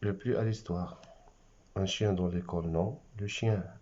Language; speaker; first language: French; non-native, local second language; Arabic